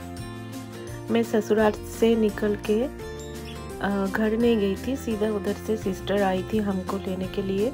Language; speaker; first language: Hindi; non-native, local second language; Bangla